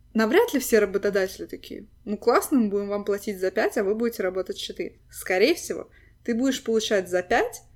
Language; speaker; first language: Russian; native; Russian